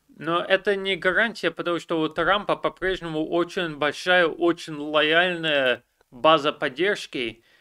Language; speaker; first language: Russian; early bilingual, heritage; Russian